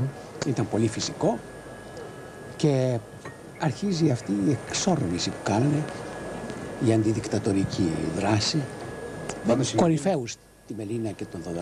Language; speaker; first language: Greek; native; Greek